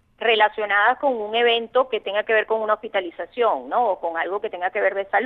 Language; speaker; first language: Spanish; native; Spanish